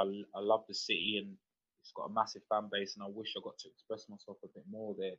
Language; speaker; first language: English; native; English